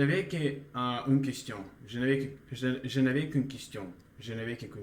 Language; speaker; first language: French; non-native, learner; Russian